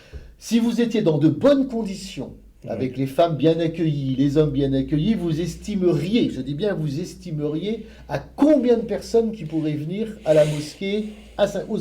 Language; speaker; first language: French; native; French